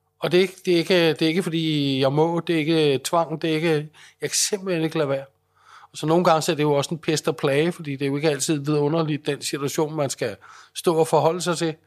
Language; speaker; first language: Danish; native; Danish